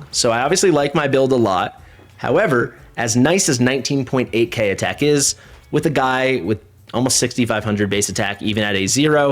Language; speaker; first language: English; native; English